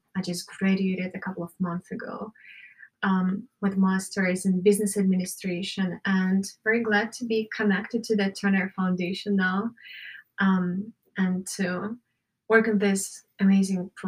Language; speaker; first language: English; non-native, fluent; Ukrainian